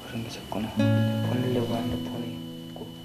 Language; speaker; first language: Korean; early bilingual, other home language; Uzbek